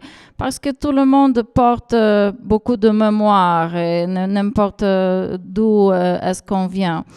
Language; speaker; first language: French; non-native, fluent; Ukrainian